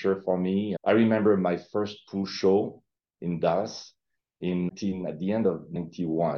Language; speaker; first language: English; non-native, fluent; French